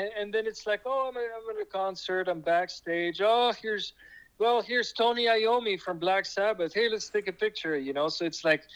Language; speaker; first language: English; non-native, fluent; French